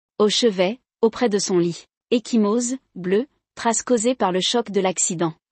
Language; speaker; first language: French; non-native, local second language; Arabic